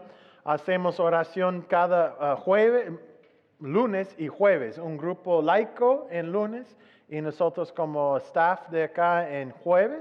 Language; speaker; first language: Spanish; non-native, fluent; English